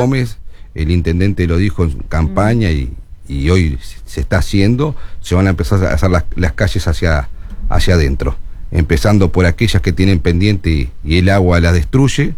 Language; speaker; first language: Spanish; native; Spanish